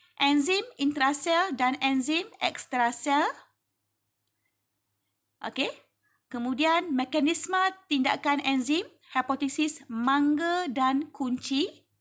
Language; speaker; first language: Malay; native; Malay